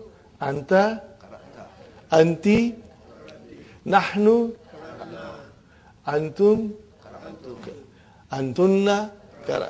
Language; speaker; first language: Arabic; non-native, fluent; Urdu